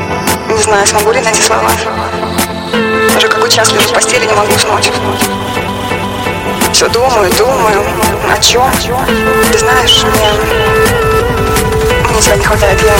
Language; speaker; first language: Russian; native; Russian